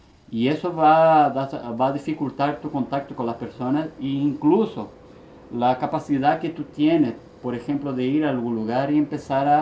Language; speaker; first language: Spanish; early bilingual, heritage; Spanish